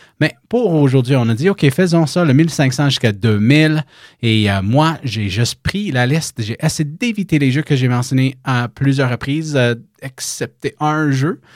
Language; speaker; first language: French; native; French